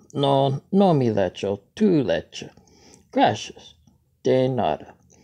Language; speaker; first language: Spanish; non-native, learner; English